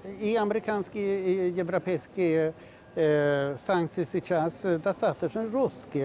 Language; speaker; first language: Russian; non-native, fluent; Swedish